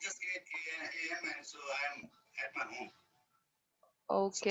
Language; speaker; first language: English; non-native, learner; Indonesian